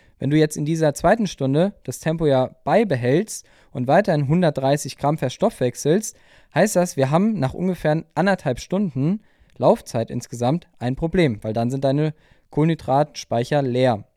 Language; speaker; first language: German; native; German